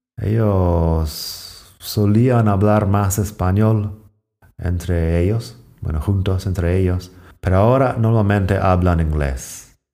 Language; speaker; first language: Spanish; non-native, fluent; English